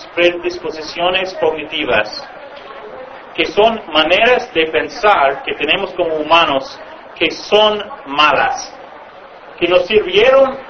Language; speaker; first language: Spanish; non-native, fluent; English